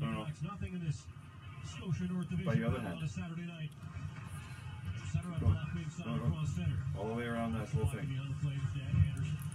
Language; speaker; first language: English; native; English